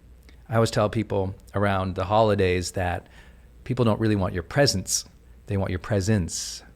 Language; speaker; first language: English; native; English